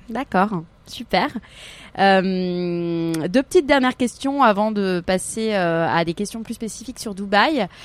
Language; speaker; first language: French; native; French